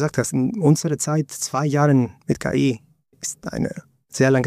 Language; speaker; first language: German; non-native, fluent; Greek